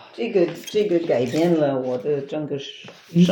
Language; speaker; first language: Chinese; non-native, fluent; French